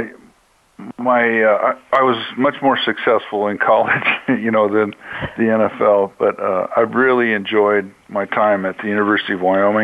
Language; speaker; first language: English; native; English